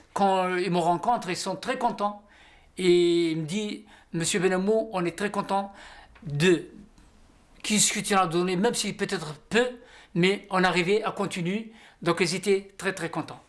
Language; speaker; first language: French; non-native, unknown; Riffian